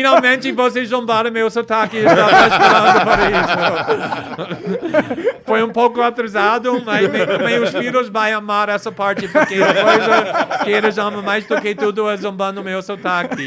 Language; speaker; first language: Portuguese; non-native, fluent; English